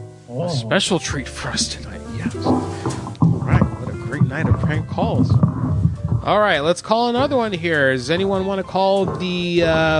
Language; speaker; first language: English; early bilingual, other home language; Spanish